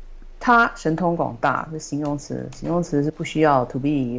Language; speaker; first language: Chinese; native; Chinese